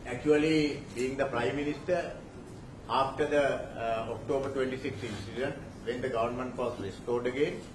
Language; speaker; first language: English; non-native, local second language; Sinhala